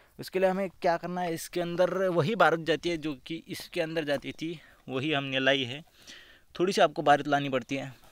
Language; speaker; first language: Hindi; non-native, local second language; Marathi